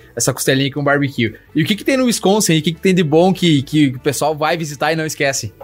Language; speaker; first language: Portuguese; native; Portuguese